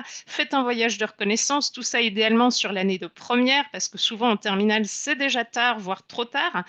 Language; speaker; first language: French; native; French